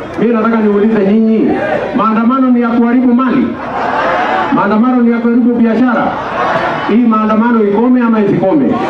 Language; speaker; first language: Swahili; non-native, local second language; Kalenjin